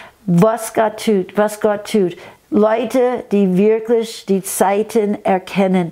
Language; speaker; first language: German; non-native, fluent; English